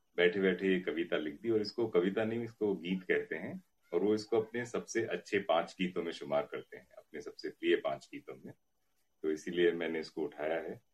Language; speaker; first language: Hindi; native; Hindi